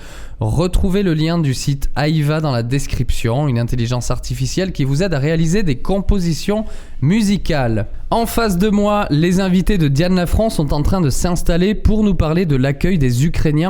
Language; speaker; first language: French; native; French